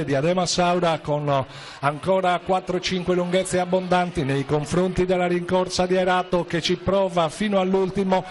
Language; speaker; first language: Italian; native; Italian